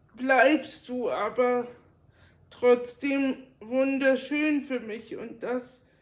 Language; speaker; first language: German; native; German